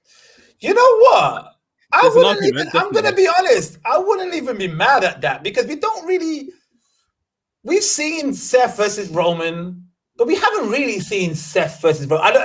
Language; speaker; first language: English; native; English